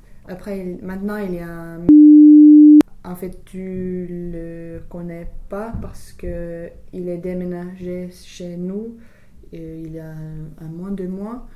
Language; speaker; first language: French; non-native, fluent; English